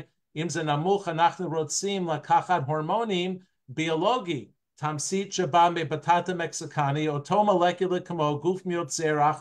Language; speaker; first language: Hebrew; non-native, fluent; English